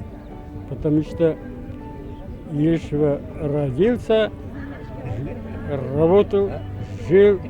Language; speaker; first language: Russian; non-native, local second language; Tatar